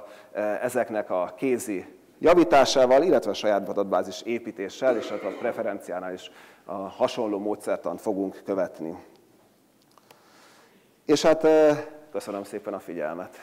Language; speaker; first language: Hungarian; native; Hungarian